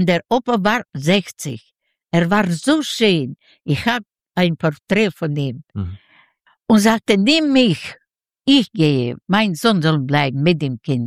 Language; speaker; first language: German; non-native, learner; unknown